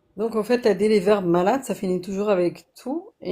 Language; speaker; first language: French; native; French